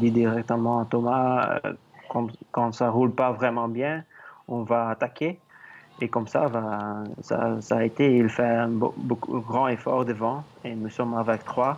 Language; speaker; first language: French; non-native, learner; Dutch